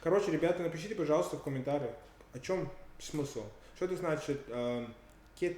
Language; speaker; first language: Russian; non-native, learner; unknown